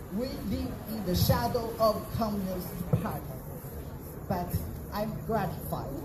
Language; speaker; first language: English; non-native, fluent; Chinese